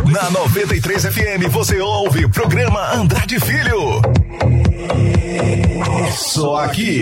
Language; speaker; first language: Portuguese; native; Portuguese